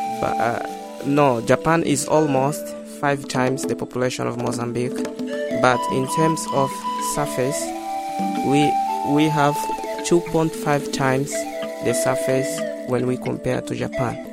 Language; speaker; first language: English; non-native, learner; Portuguese